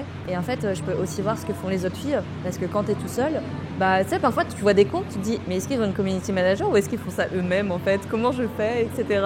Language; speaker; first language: French; native; French